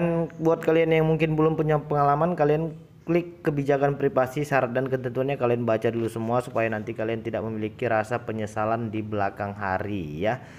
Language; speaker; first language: Indonesian; native; Indonesian